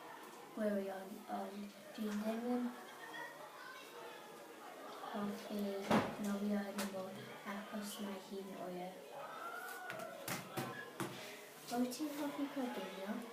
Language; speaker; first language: Welsh; non-native, learner; English